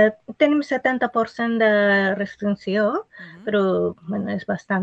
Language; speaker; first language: Catalan; non-native, fluent; Japanese